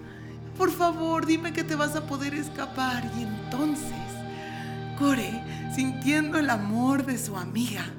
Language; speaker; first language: Spanish; native; Spanish